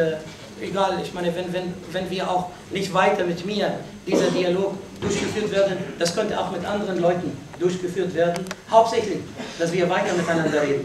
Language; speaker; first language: German; non-native, fluent; Arabic